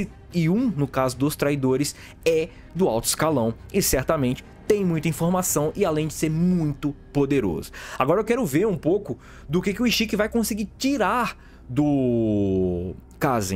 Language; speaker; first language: Portuguese; native; Portuguese